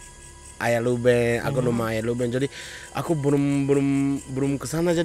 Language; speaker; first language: Indonesian; non-native, learner; Japanese